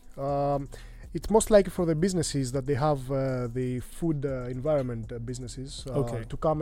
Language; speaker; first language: English; non-native, fluent; Greek